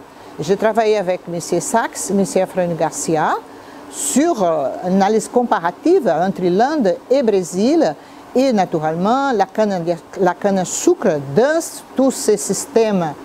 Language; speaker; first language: French; non-native, fluent; Portuguese